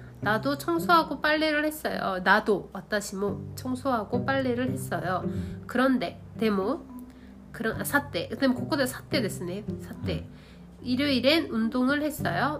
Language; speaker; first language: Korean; non-native, learner; Japanese